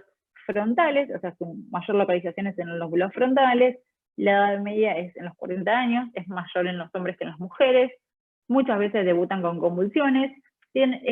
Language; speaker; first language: Spanish; native; Spanish